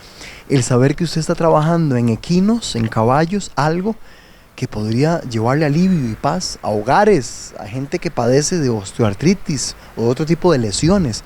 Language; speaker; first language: Spanish; native; Spanish